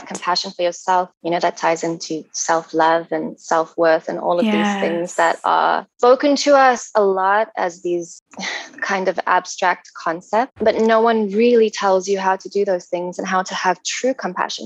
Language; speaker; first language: English; native; English